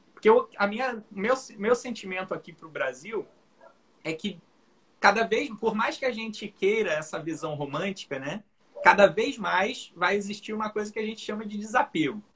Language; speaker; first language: Portuguese; native; Portuguese